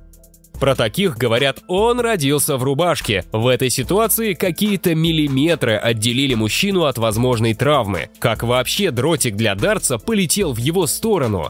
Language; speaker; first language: Russian; native; Russian